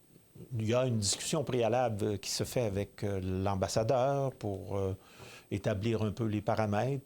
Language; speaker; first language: French; native; French